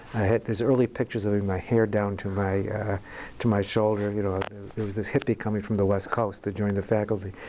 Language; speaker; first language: English; native; English